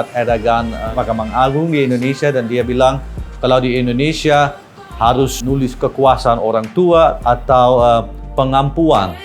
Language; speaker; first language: Indonesian; non-native, learner; Dutch